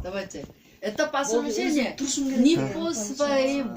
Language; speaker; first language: Russian; non-native, learner; Korean